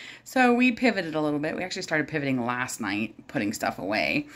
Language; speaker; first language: English; native; English